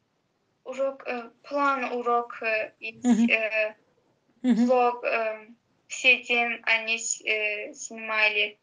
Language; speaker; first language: Russian; non-native, learner; Azerbaijani